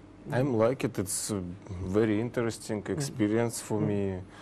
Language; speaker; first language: English; non-native, learner; Russian